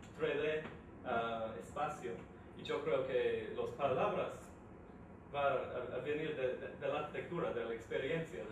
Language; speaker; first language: Spanish; non-native, learner; English